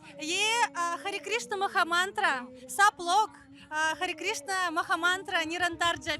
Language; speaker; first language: Hindi; non-native, learner; Russian